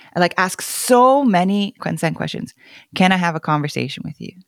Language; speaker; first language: English; non-native, fluent; Korean